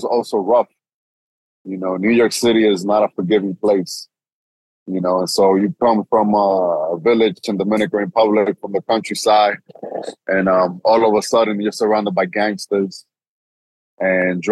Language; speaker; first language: English; early bilingual, other home language; Spanish